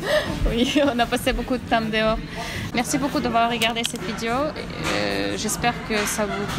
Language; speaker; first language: French; non-native, learner; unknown